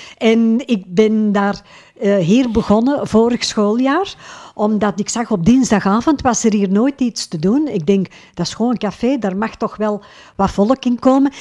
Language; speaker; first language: Dutch; native; Dutch